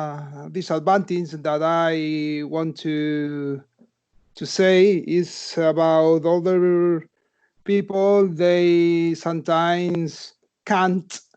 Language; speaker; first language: English; non-native, fluent; Spanish